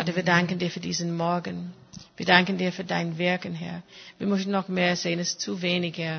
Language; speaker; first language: German; non-native, fluent; English